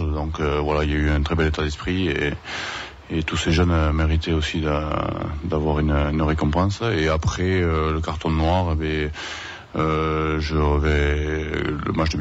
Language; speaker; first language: French; native; French